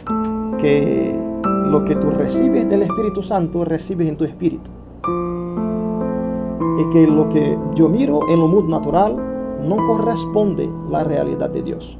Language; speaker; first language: Spanish; non-native, fluent; Portuguese